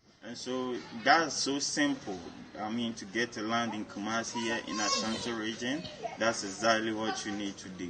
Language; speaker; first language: English; non-native, local second language; Akan